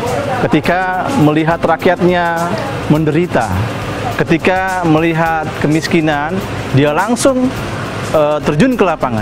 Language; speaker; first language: Indonesian; native; Indonesian